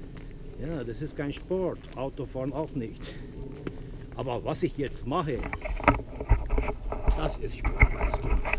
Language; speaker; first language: German; non-native, fluent; Turkish